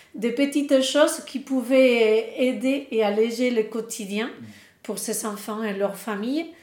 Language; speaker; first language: French; non-native, fluent; Spanish